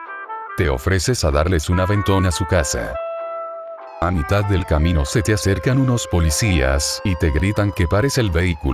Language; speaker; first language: Spanish; native; Spanish